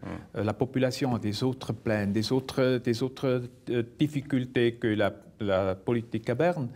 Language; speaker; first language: French; non-native, local second language; German